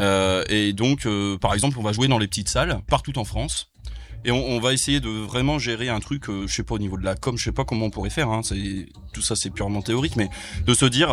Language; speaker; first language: French; native; French